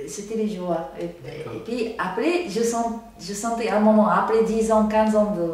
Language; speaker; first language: French; non-native, learner; Japanese